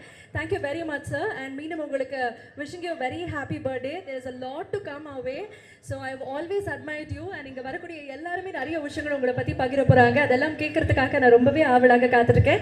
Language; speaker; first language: Tamil; native; Tamil